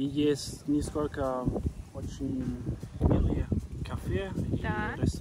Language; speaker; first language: Russian; non-native, learner; German